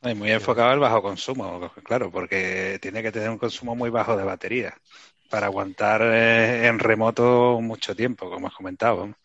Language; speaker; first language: Spanish; native; Spanish